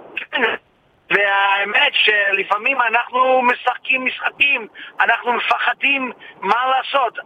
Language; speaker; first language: Hebrew; non-native, fluent; English